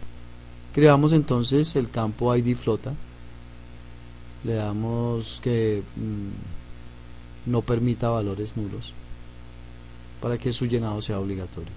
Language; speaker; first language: Spanish; native; Spanish